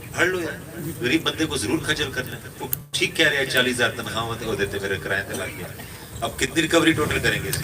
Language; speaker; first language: Urdu; non-native, local second language; Punjabi